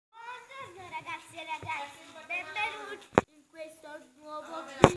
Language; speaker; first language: Italian; native; Italian